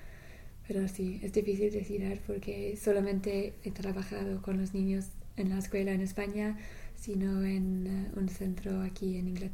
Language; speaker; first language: Spanish; non-native, fluent; English